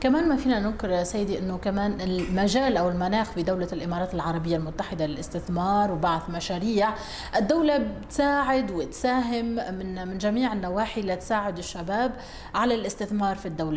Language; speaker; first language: Arabic; native; Arabic